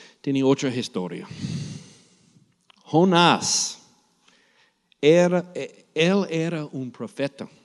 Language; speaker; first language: Spanish; non-native, learner; English